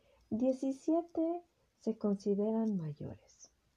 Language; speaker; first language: Spanish; early bilingual, heritage; Spanish